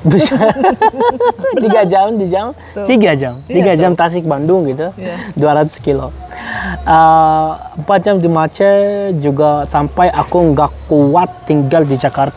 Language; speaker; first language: Indonesian; non-native, fluent; Arabic